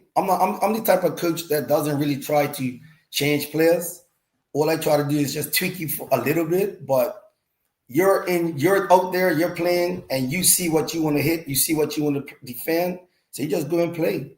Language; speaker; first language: English; native; English